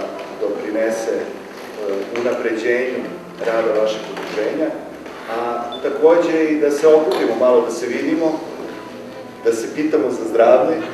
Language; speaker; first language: Bosnian; native; Bosnian